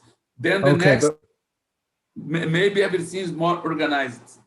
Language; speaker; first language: English; non-native, fluent; Portuguese